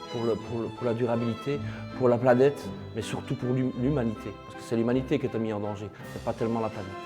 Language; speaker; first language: French; native; French